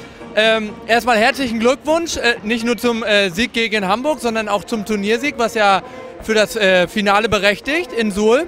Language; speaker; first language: German; native; German